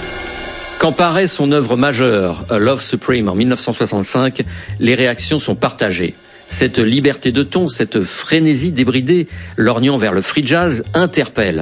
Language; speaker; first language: French; native; French